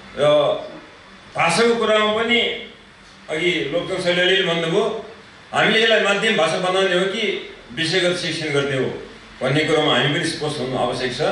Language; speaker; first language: Nepali; non-native, local second language; Newari